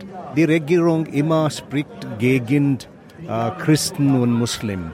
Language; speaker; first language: German; non-native, learner; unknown